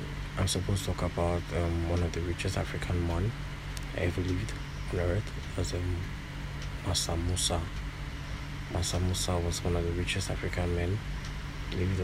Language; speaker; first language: English; non-native, local second language; Yoruba